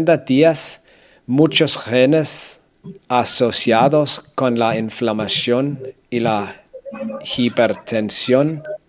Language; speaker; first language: Spanish; non-native, learner; Danish